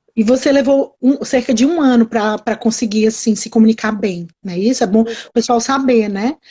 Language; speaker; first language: Portuguese; native; Portuguese